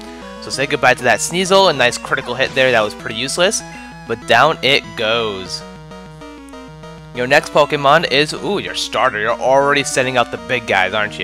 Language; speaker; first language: English; native; English